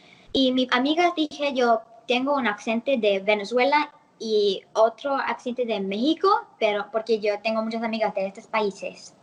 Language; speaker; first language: Spanish; non-native, learner; English